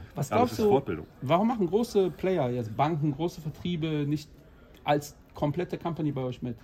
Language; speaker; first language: German; non-native, fluent; Portuguese